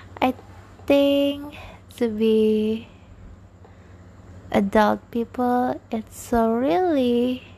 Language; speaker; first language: English; non-native, learner; Indonesian